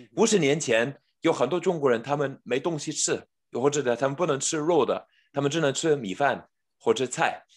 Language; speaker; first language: Chinese; non-native, fluent; English